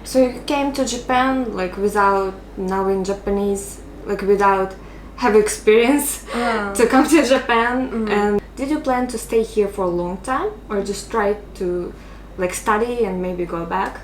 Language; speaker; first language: English; non-native, fluent; Russian